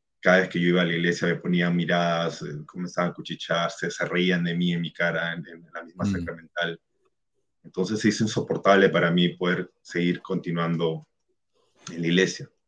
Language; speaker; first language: Spanish; native; Spanish